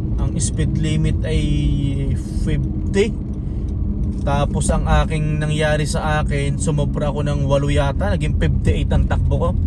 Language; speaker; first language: Filipino; native; Filipino